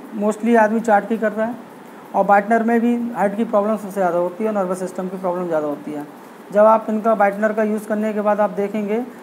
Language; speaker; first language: Hindi; native; Hindi